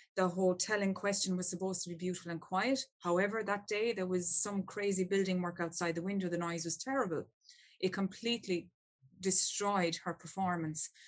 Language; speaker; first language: English; native; English